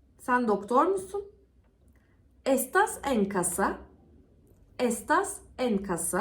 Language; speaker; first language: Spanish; non-native, fluent; Turkish